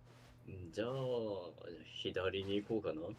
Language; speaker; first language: Japanese; native; Japanese